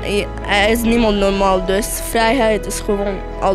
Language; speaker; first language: Dutch; early bilingual, other home language; Arabic